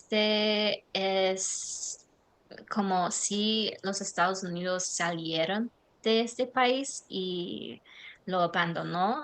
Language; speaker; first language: Spanish; non-native, learner; English